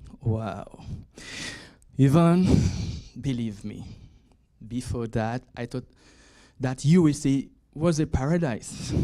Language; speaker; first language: English; non-native, learner; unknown